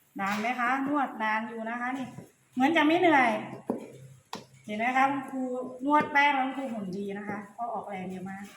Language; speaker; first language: Thai; native; Thai